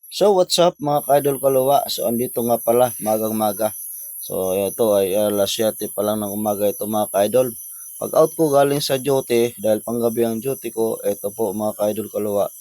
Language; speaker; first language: Filipino; native; Filipino